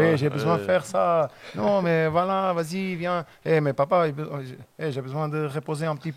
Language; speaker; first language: French; non-native, learner; Portuguese